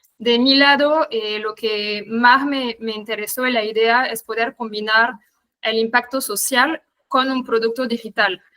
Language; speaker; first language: Spanish; non-native, fluent; French